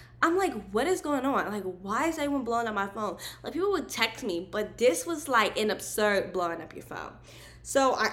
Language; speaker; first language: English; native; English